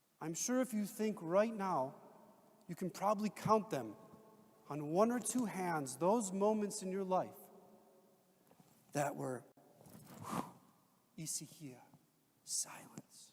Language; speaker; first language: English; native; English